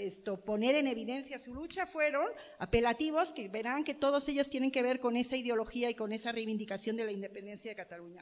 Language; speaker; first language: Spanish; native; Spanish